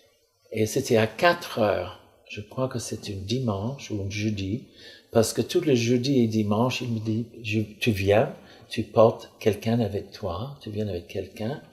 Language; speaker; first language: French; non-native, fluent; English